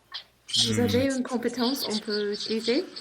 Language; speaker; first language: French; non-native, learner; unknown